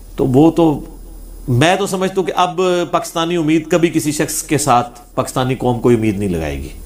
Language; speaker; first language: Urdu; non-native, local second language; Punjabi